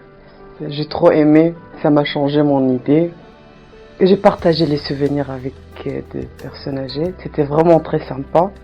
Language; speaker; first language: French; non-native, fluent; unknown